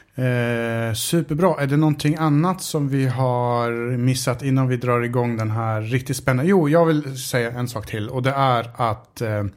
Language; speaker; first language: Swedish; early bilingual, other home language; Arabic